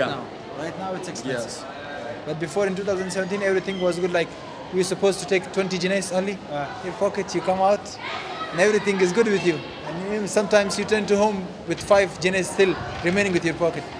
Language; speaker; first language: English; non-native, fluent; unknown